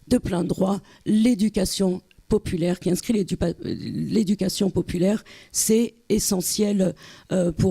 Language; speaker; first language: French; native; French